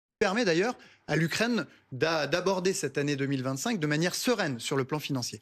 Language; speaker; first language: French; native; French